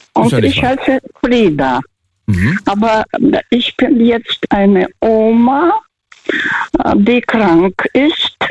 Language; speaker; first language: German; non-native, learner; Russian